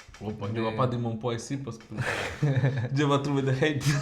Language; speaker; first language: French; non-native, fluent; Spanish